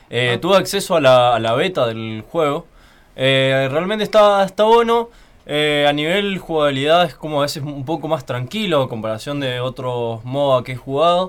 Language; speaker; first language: Spanish; native; Spanish